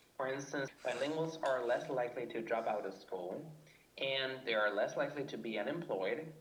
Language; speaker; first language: English; non-native, fluent; Spanish